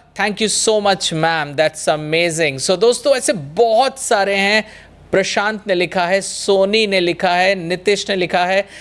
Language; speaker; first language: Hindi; non-native, local second language; Bangla